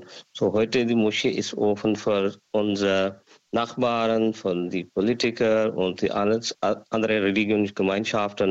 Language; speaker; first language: German; non-native, learner; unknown